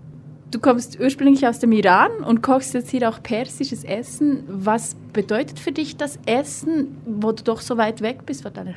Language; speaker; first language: German; native; German